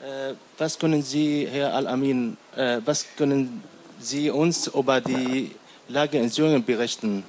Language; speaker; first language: German; non-native, learner; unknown